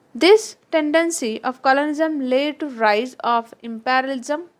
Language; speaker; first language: English; non-native, local second language; Marathi